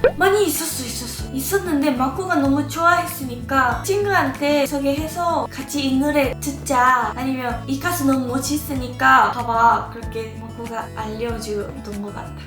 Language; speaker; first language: Korean; non-native, fluent; Japanese